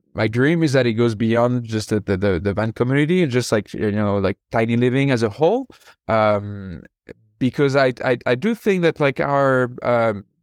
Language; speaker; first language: English; non-native, fluent; French